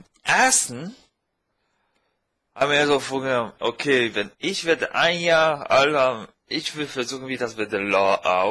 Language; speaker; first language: German; non-native, fluent; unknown